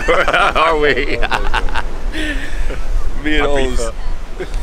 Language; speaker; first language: English; native; English